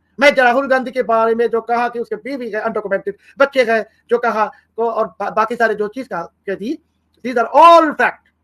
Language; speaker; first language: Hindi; non-native, fluent; Bangla